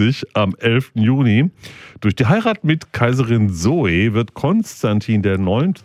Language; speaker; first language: German; native; German